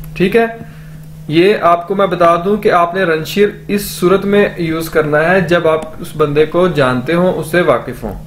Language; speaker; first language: Urdu; non-native, local second language; Punjabi